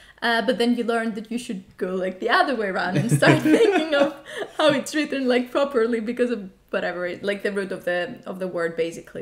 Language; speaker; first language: English; non-native, fluent; Greek